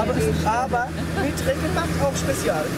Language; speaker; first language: German; non-native, learner; Portuguese